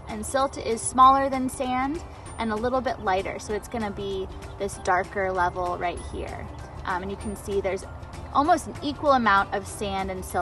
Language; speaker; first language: English; native; English